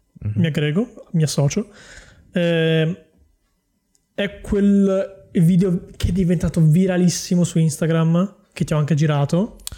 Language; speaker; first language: Italian; native; Italian